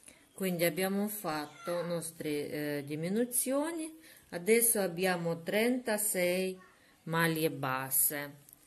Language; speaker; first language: Italian; non-native, learner; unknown